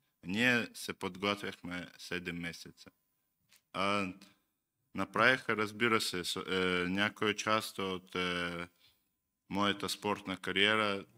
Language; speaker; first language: Bulgarian; non-native, learner; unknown